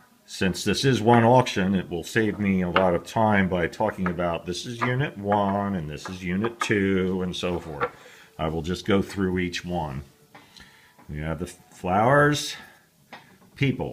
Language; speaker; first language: English; native; English